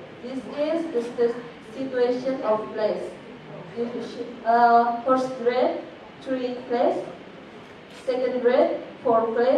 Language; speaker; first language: English; non-native, learner; Indonesian